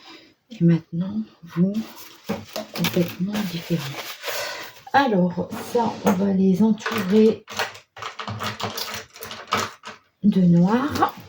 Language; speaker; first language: French; native; French